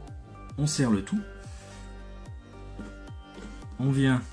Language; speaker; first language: French; native; French